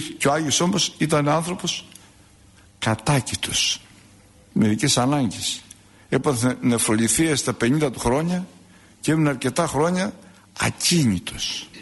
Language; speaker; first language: Greek; native; Greek